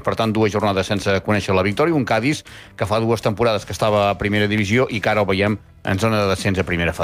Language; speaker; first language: Catalan; native; Catalan